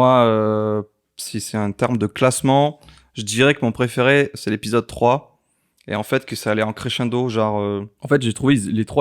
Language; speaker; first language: French; native; French